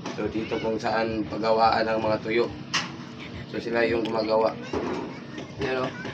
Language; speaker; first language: Filipino; non-native, local second language; Cebuano